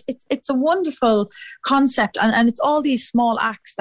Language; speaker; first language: English; native; English